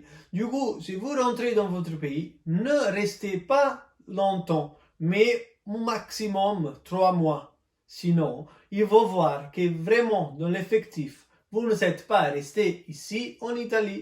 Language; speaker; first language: French; non-native, fluent; Italian